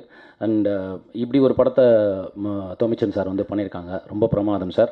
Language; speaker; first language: Tamil; native; Tamil